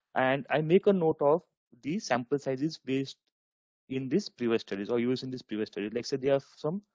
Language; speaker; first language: English; non-native, local second language; Marathi